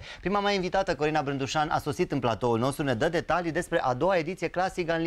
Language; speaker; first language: Romanian; native; Romanian